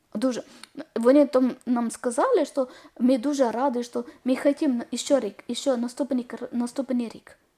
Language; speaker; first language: Ukrainian; non-native, learner; Malayalam